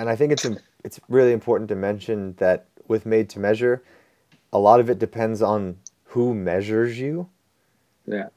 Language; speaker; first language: English; native; English